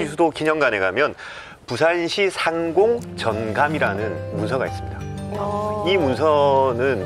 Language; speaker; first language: Korean; native; Korean